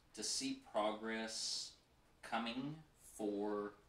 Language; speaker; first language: English; native; English